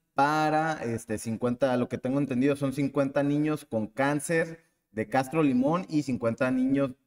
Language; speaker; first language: Spanish; native; Spanish